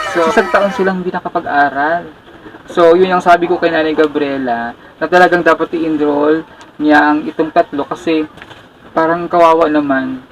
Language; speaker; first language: Filipino; non-native, local second language; Cebuano